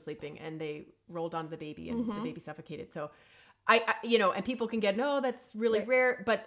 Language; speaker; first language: English; native; English